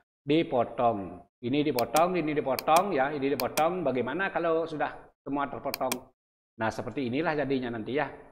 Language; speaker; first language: Indonesian; non-native, local second language; Balinese